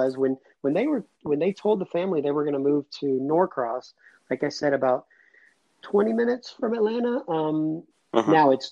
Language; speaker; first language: English; native; English